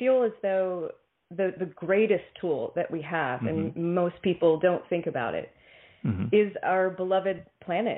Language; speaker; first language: English; native; English